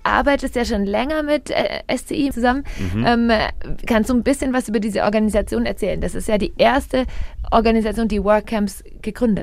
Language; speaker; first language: German; native; German